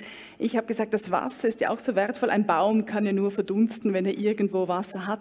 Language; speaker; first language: German; native; German